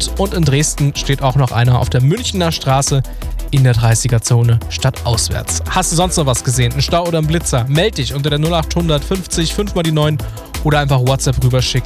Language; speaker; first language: German; native; German